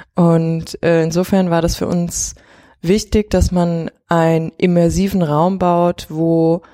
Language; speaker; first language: German; early bilingual, heritage; Chinese